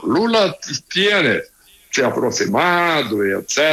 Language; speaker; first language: Spanish; non-native, learner; Portuguese